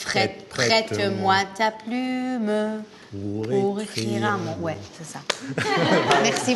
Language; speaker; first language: French; non-native, learner; Hebrew